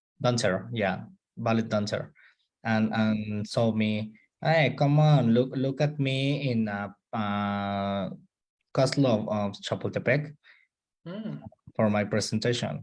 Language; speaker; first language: English; non-native, learner; Spanish